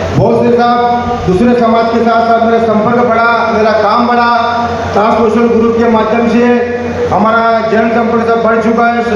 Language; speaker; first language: Hindi; native; Hindi